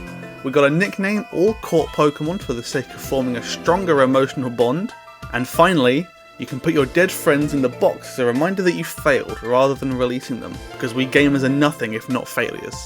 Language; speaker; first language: English; native; English